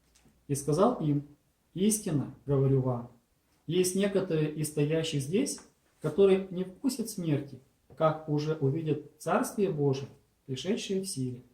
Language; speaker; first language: Russian; native; Russian